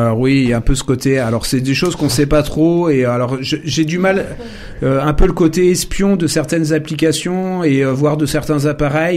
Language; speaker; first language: French; native; French